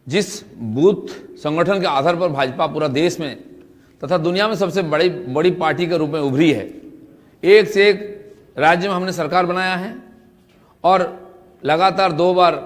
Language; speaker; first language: Hindi; non-native, local second language; Bangla